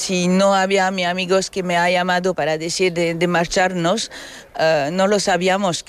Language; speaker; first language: Spanish; early bilingual, heritage; French